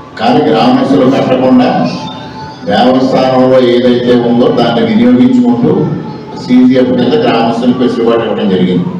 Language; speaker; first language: Telugu; native; Telugu